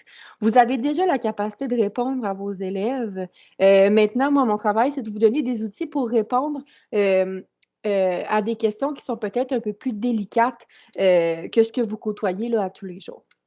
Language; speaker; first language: French; native; French